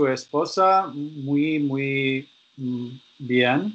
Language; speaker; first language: Spanish; non-native, learner; English